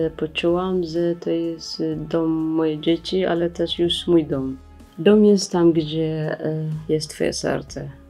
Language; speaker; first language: Polish; non-native, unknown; Tigrinya